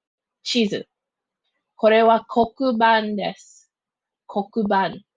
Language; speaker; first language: Japanese; non-native, fluent; English